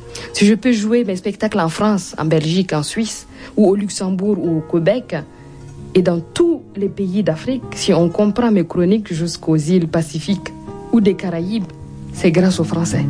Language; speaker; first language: French; non-native, local second language; Mossi